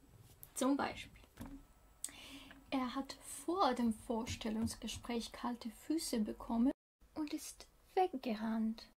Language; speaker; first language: German; non-native, fluent; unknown